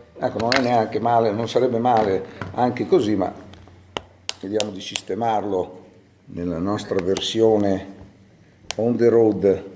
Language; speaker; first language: Italian; native; Italian